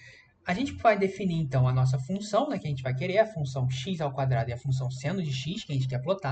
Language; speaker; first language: Portuguese; native; Portuguese